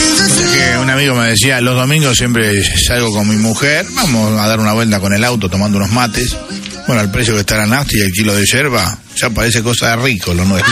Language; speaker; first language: Spanish; native; Spanish